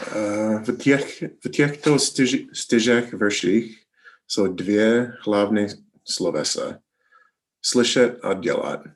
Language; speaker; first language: Czech; non-native, learner; English